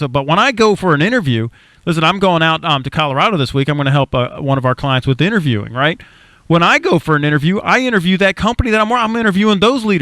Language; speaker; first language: English; native; English